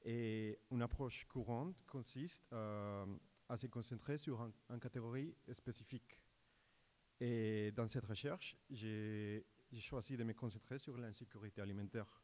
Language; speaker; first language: French; non-native, fluent; Spanish